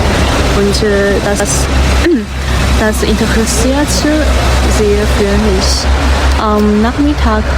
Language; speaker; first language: German; non-native, learner; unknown